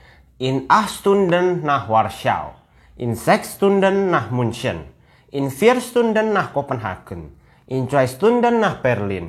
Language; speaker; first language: German; non-native, learner; Indonesian